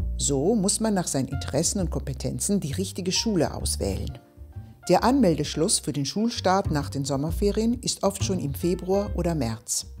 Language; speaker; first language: German; non-native, fluent; Greek